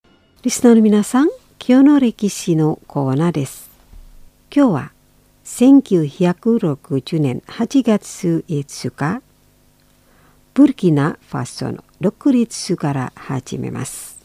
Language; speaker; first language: Japanese; non-native, fluent; Indonesian